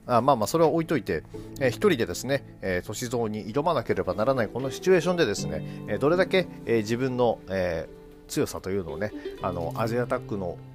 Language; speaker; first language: Japanese; native; Japanese